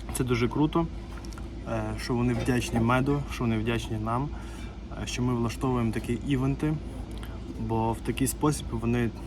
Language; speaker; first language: Ukrainian; native; Ukrainian